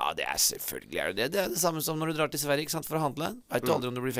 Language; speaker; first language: Norwegian; native; Norwegian